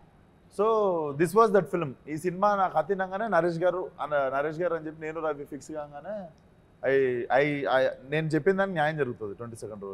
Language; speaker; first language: Telugu; native; Telugu